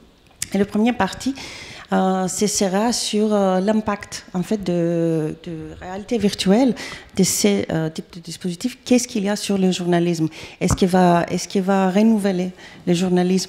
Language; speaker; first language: French; non-native, fluent; Greek